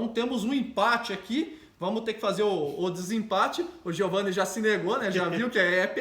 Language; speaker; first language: Portuguese; native; Portuguese